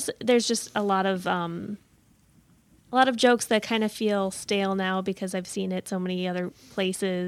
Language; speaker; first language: English; native; English